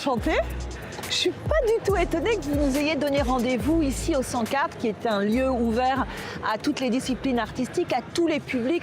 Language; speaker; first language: French; native; French